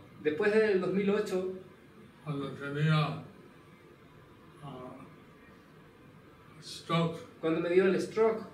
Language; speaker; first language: Spanish; non-native, learner; English